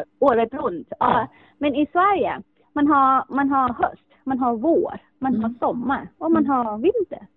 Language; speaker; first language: Swedish; non-native, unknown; Thai